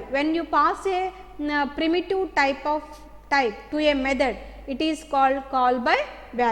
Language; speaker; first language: English; non-native, local second language; Telugu